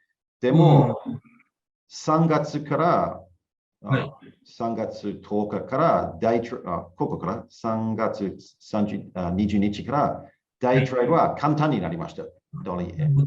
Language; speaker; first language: Japanese; non-native, learner; English